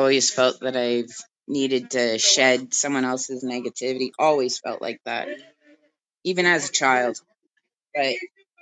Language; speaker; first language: English; native; English